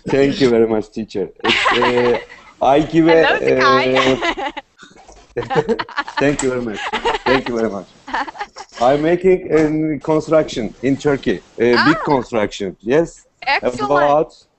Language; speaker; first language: English; non-native, learner; Turkish